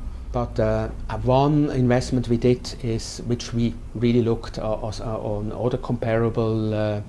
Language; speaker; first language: English; non-native, fluent; German